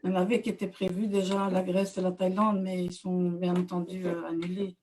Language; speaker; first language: French; native; French